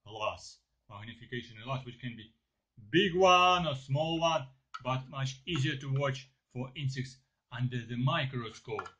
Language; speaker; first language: English; non-native, learner; Ukrainian